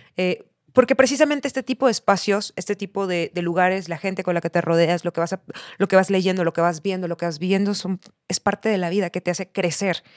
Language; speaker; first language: Spanish; native; Spanish